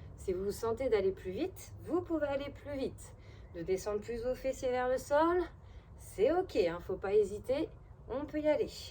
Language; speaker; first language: French; native; French